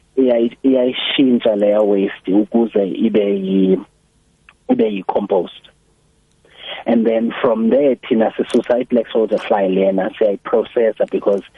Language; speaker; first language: Zulu; non-native, local second language; Xhosa